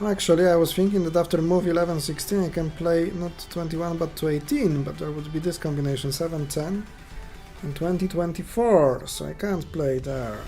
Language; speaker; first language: English; non-native, fluent; Polish